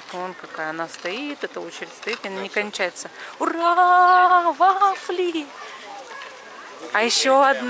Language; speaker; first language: Russian; native; Russian